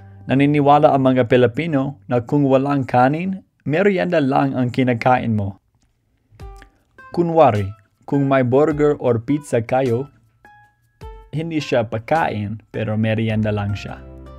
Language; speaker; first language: Filipino; non-native, fluent; English